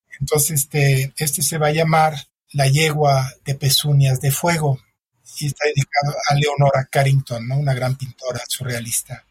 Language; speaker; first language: Spanish; non-native, fluent; French